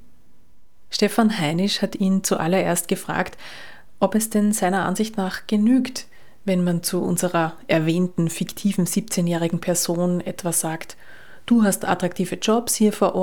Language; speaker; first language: German; native; German